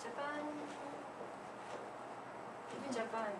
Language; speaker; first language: English; non-native, learner; Japanese